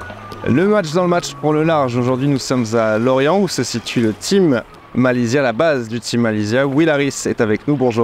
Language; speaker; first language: French; native; French